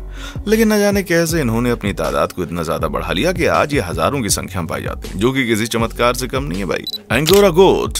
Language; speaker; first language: Hindi; native; Hindi